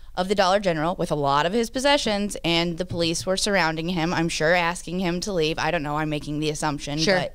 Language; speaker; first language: English; native; English